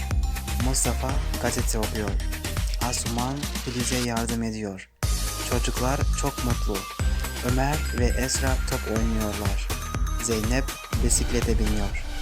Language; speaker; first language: Turkish; non-native, fluent; Kyrgyz